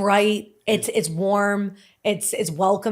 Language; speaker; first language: English; native; English